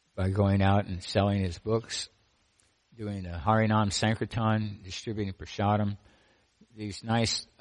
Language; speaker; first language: English; native; English